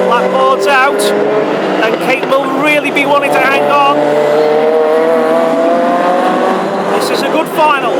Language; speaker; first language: English; native; English